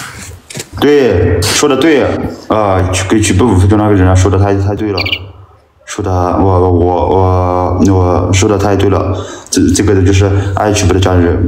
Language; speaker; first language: Chinese; non-native, local second language; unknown